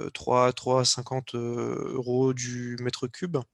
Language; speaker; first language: French; native; French